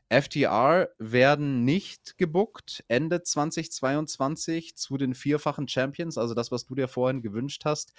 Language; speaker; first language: German; native; German